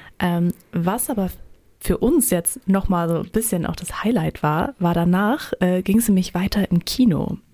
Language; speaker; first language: German; native; German